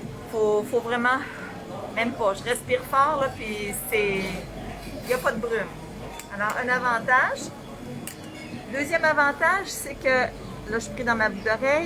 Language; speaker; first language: French; native; French